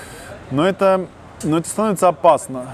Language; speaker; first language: Russian; native; Russian